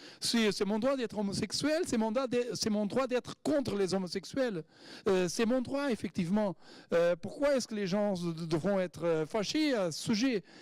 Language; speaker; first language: French; non-native, fluent; Portuguese